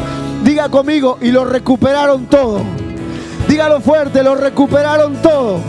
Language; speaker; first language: Spanish; native; Spanish